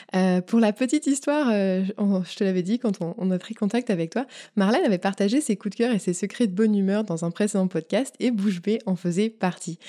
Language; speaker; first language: French; native; French